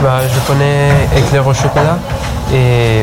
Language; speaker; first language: French; non-native, learner; Persian